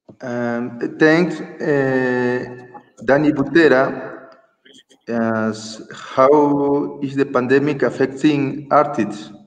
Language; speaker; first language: English; non-native, learner; Spanish